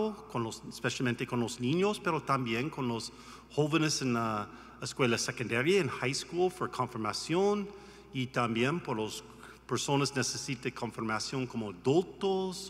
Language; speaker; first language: Spanish; non-native, learner; English